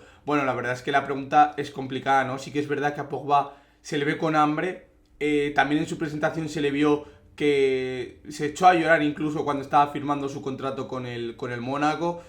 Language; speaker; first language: Spanish; native; Spanish